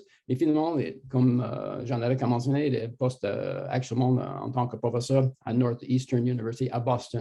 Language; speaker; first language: French; non-native, fluent; English